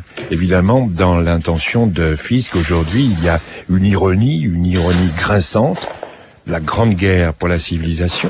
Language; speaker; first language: French; native; French